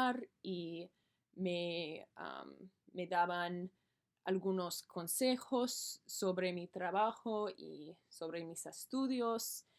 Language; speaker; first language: Spanish; non-native, learner; English